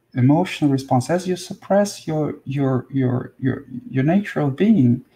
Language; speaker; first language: English; non-native, fluent; Russian